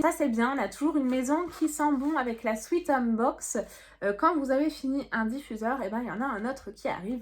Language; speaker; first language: French; native; French